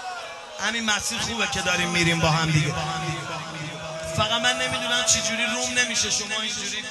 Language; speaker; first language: Persian; native; Persian